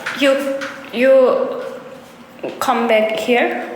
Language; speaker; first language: English; non-native, learner; Thai